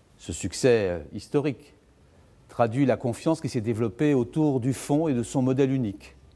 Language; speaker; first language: French; native; French